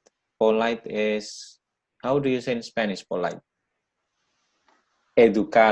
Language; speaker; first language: English; non-native, learner; Indonesian